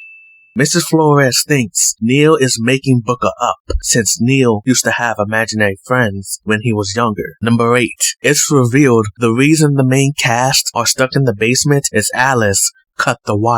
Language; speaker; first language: English; native; English